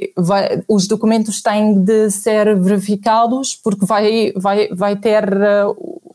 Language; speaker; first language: Portuguese; non-native, fluent; Arabic